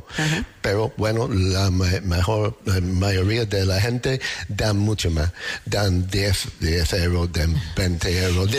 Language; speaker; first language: Spanish; non-native, learner; English